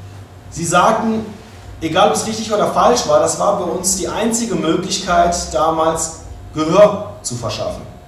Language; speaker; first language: German; native; German